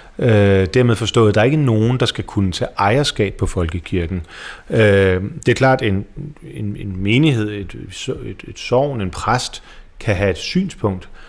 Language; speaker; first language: Danish; native; Danish